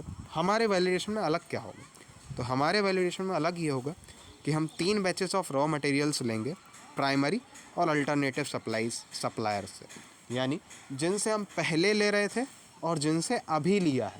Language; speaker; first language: Hindi; native; Hindi